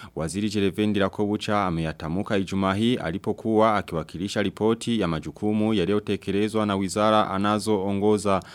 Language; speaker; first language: Swahili; non-native, local second language; Rundi